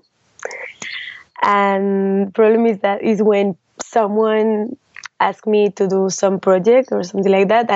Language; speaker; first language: English; non-native, fluent; Spanish